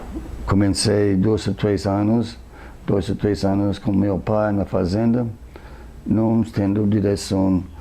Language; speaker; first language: Portuguese; non-native, fluent; English